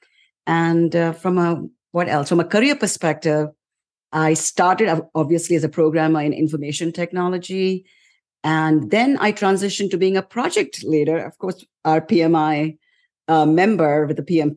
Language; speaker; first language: English; non-native, local second language; Tamil